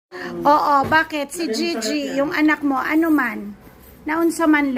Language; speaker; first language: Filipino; non-native, local second language; Cebuano